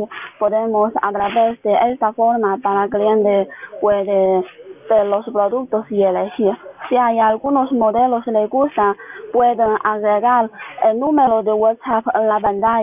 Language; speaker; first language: Spanish; non-native, learner; Chinese